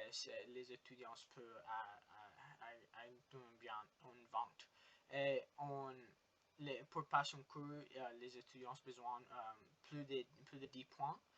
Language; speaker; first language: French; non-native, learner; English